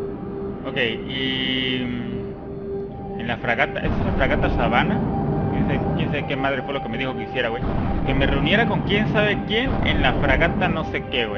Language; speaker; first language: Spanish; native; Spanish